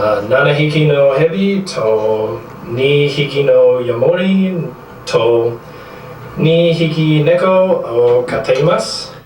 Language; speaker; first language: Japanese; non-native, learner; English